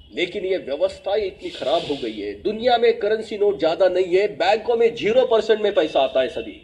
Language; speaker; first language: Hindi; native; Hindi